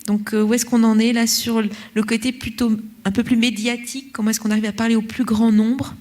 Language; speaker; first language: French; native; French